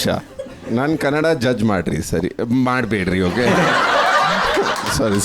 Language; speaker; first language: Kannada; non-native, learner; Punjabi